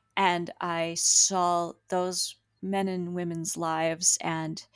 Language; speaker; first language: English; early bilingual, other home language; Spanish